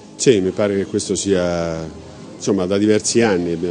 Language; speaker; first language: Italian; native; Italian